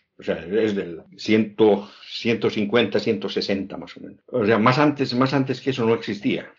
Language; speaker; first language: Spanish; native; Spanish